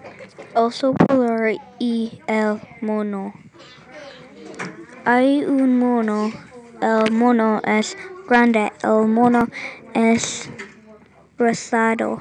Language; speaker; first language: Spanish; non-native, learner; English